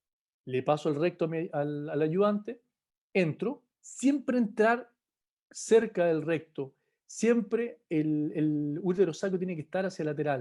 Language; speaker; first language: Spanish; native; Spanish